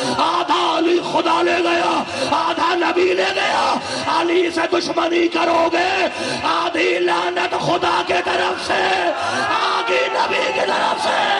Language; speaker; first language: Urdu; native; Urdu